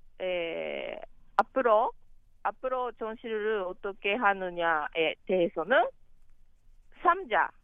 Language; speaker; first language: Korean; non-native, learner; Japanese